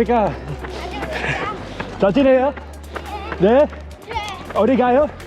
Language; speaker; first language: Korean; non-native, learner; Dutch